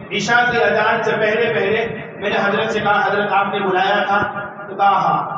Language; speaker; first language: Urdu; non-native, local second language; Gujarati